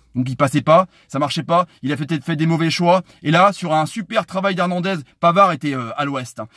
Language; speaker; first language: French; native; French